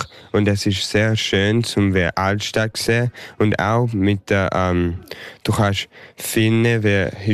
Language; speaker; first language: German; early bilingual, heritage; English